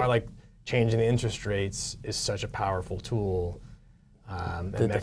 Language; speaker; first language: English; native; English